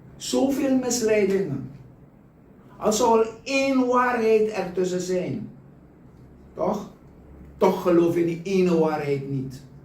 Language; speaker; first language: Dutch; native; Dutch